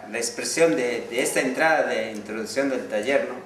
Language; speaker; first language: Spanish; non-native, local second language; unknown